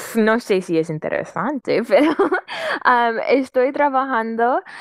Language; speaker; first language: Spanish; non-native, learner; English